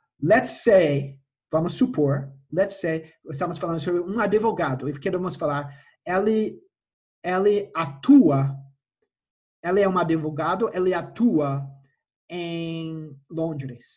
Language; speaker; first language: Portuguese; non-native, fluent; English